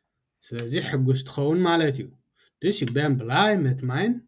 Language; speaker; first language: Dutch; non-native, fluent; Tigrinya